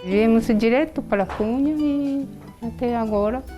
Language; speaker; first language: Portuguese; non-native, learner; Japanese